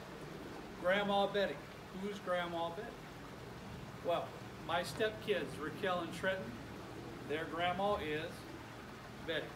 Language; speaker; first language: English; native; English